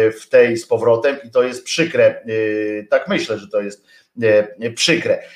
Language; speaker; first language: Polish; native; Polish